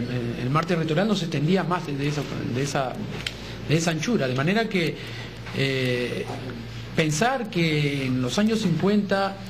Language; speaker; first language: Spanish; native; Spanish